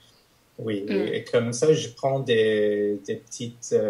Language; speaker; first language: French; non-native, fluent; English